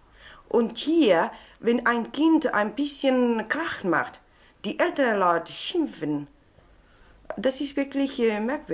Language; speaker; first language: German; non-native, fluent; Spanish